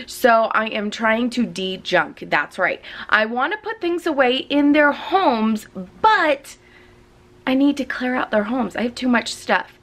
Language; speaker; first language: English; native; English